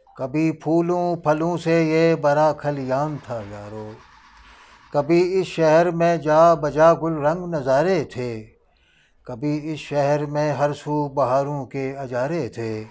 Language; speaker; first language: Urdu; non-native, local second language; Northern Hindko